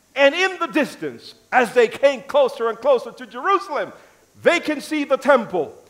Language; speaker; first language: English; native; English